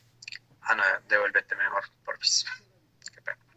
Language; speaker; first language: Spanish; native; Spanish